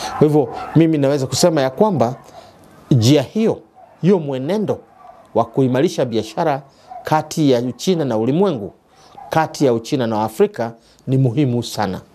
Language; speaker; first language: Swahili; non-native, local second language; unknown